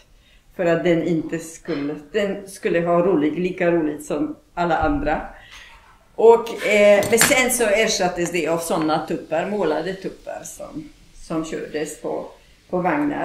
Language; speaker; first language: Swedish; non-native, fluent; Polish